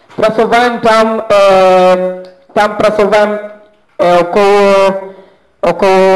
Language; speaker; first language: Polish; non-native, learner; Swahili